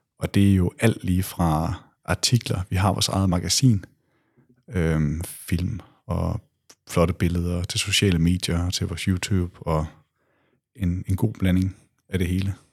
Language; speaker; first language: Danish; native; Danish